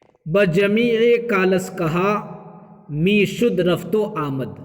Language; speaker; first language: Persian; non-native, fluent; Urdu